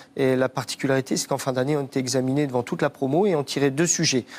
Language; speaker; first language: French; native; French